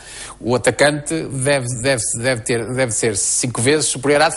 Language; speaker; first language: Portuguese; native; Portuguese